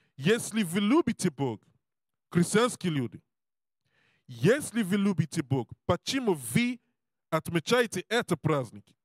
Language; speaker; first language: Russian; non-native, learner; Serbian